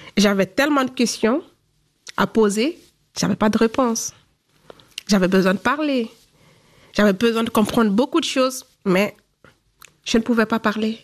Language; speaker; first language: French; non-native, local second language; Fula